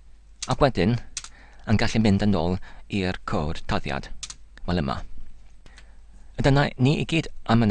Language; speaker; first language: Welsh; non-native, learner; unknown